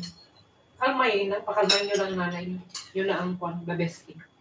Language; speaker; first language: Filipino; native; Filipino